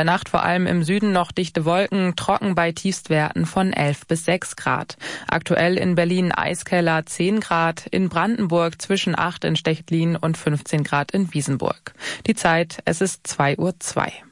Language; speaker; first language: German; native; German